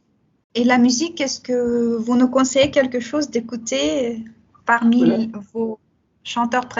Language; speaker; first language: French; non-native, fluent; Russian